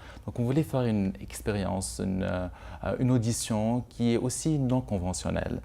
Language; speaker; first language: French; non-native, local second language; Arabic